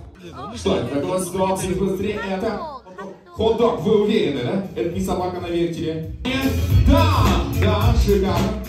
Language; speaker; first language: Russian; native; Russian